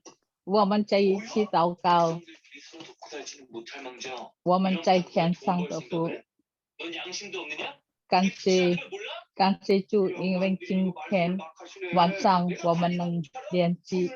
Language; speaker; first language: Chinese; non-native, learner; Indonesian